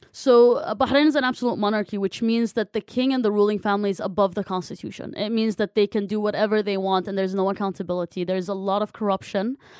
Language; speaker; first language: English; non-native, fluent; Arabic